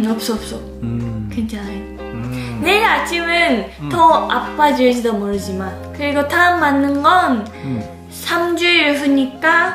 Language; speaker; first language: Korean; non-native, fluent; Japanese